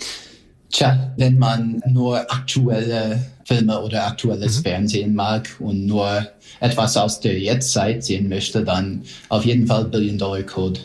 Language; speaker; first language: German; non-native, fluent; English